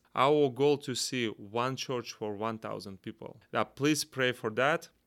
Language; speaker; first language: English; non-native, learner; Kazakh